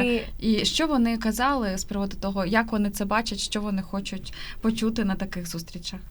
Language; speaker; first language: Ukrainian; native; Ukrainian